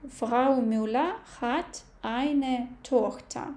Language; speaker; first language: German; non-native, fluent; Ukrainian